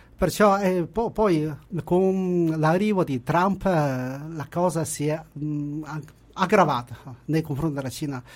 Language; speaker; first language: Italian; non-native, fluent; Chinese